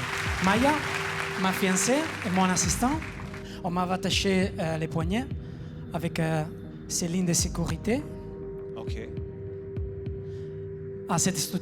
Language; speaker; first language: French; non-native, fluent; Italian